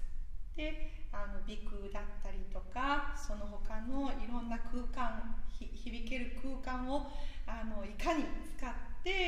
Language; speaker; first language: Japanese; native; Japanese